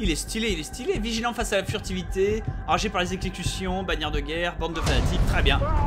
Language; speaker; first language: French; native; French